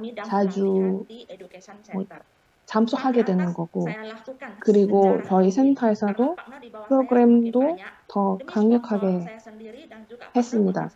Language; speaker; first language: Korean; non-native, fluent; Indonesian